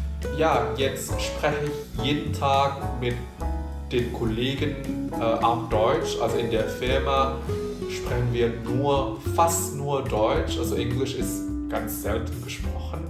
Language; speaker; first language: German; non-native, fluent; Indonesian